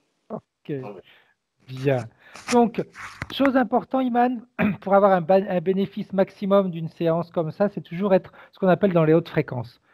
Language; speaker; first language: French; native; French